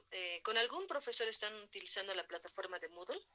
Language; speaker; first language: Spanish; native; Spanish